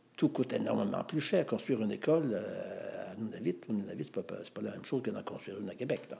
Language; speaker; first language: French; native; French